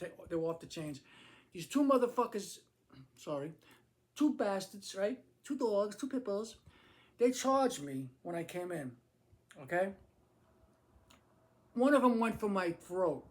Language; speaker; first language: English; native; English